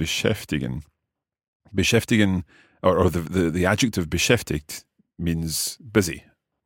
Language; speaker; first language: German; non-native, fluent; English